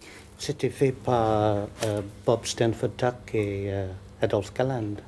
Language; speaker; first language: French; non-native, learner; English